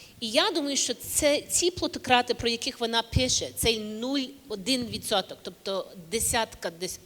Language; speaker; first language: Ukrainian; early bilingual, heritage; English